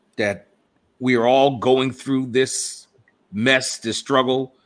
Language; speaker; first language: English; native; English